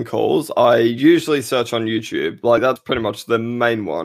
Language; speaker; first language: English; native; English